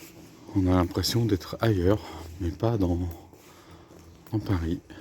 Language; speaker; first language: French; native; French